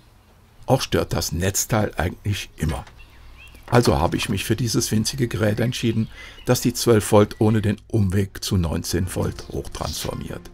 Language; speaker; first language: German; native; German